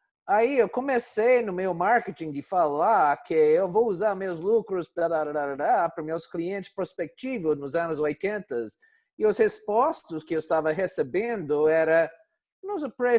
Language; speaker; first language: Portuguese; non-native, fluent; English